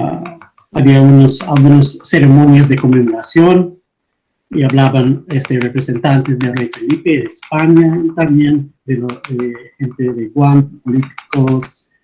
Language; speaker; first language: Spanish; non-native, fluent; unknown